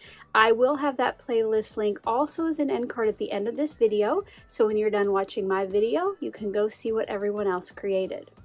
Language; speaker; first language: English; native; English